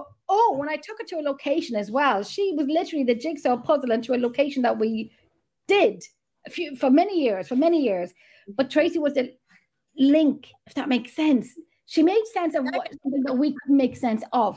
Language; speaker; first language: English; native; English